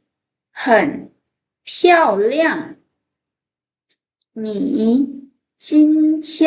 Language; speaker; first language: Chinese; non-native, fluent; Lao